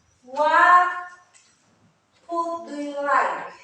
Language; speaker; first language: English; non-native, learner; Indonesian